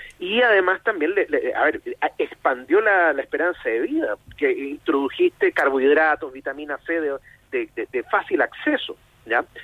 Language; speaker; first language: Spanish; native; Spanish